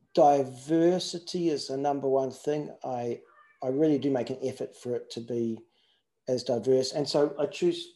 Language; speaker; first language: English; native; English